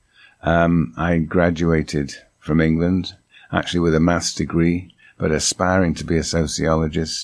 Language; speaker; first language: English; native; English